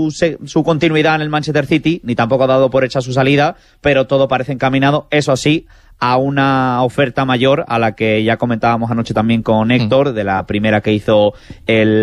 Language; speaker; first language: Spanish; native; Spanish